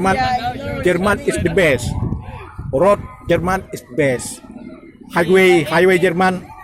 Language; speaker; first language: English; non-native, learner; Indonesian